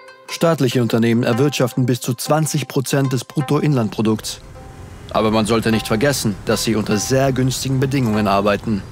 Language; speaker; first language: German; native; German